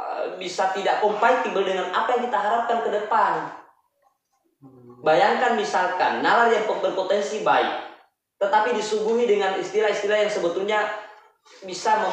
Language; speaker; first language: Indonesian; native; Indonesian